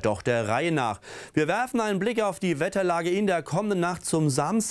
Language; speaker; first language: German; native; German